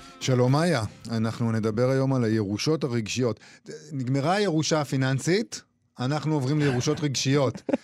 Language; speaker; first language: Hebrew; native; Hebrew